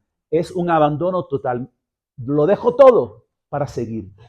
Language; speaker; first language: Spanish; native; Spanish